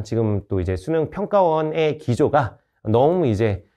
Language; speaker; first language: Korean; native; Korean